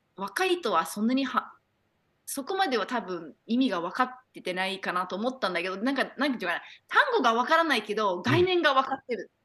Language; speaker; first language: Japanese; early bilingual, heritage; Japanese